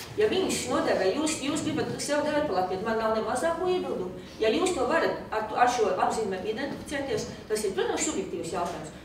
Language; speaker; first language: Latvian; native; Latvian